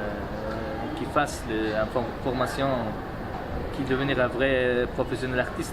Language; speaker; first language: French; non-native, fluent; Mongolian